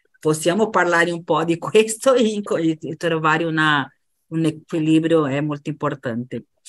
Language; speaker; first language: Italian; non-native, fluent; Portuguese